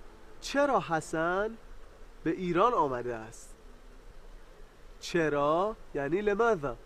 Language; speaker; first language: Persian; non-native, fluent; Arabic